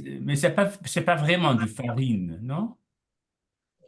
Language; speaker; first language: French; non-native, learner; English